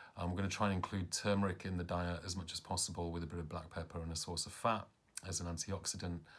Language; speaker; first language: English; early bilingual, other home language; Punjabi